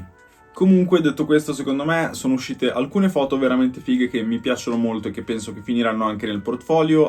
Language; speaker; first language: Italian; native; Italian